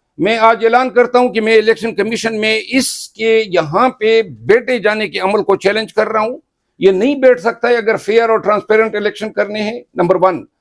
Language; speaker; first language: Urdu; non-native, local second language; Pashto